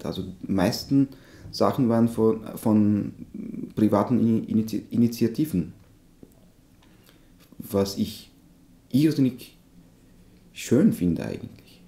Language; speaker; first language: German; non-native, fluent; Turkish